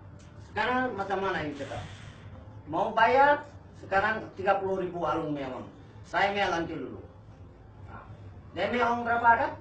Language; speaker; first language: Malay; non-native, learner; Nepali